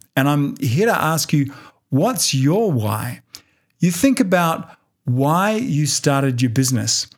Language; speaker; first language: English; native; English